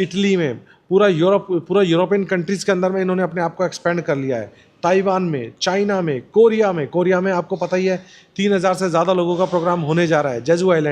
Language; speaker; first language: Hindi; native; Hindi